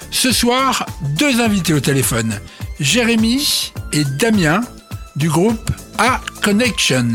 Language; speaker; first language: French; native; French